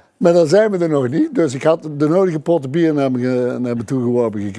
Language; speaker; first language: Dutch; native; Dutch